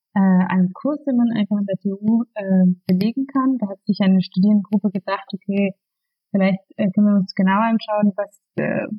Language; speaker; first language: German; non-native, fluent; Spanish